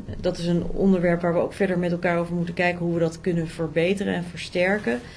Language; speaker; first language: Dutch; native; Dutch